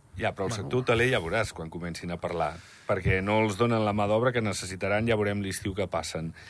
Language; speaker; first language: Catalan; native; Catalan